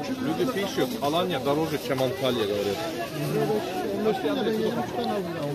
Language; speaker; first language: Russian; non-native, learner; Turkish